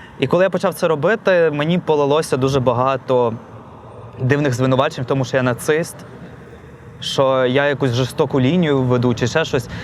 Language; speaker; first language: Ukrainian; non-native, local second language; Russian